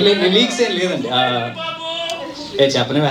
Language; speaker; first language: Telugu; native; Telugu